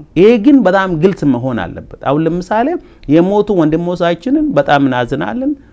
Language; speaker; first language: Amharic; non-native, local second language; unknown